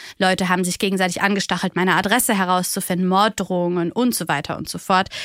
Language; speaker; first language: German; early bilingual, other home language; Bulgarian